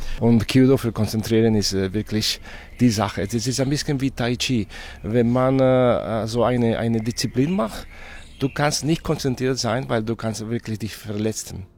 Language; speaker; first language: German; non-native, fluent; Spanish